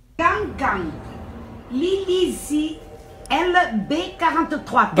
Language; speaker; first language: French; non-native, fluent; Portuguese